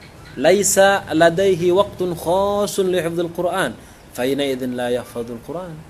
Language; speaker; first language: Arabic; non-native, fluent; Indonesian